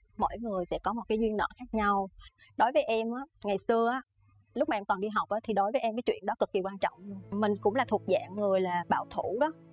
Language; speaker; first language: Vietnamese; native; Vietnamese